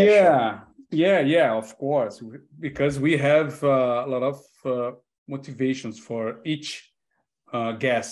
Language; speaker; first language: English; non-native, learner; Portuguese